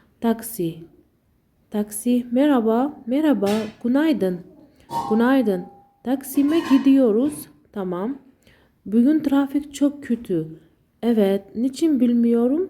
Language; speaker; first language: Turkish; non-native, learner; Uzbek